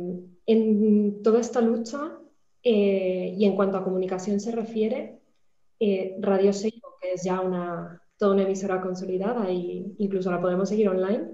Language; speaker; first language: Spanish; native; Spanish